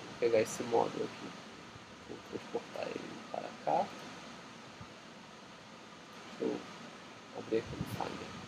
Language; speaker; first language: Portuguese; native; Portuguese